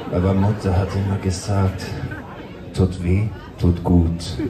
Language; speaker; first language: German; non-native, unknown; Swedish